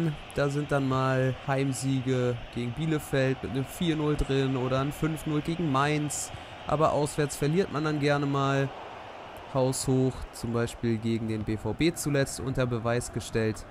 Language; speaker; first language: German; native; German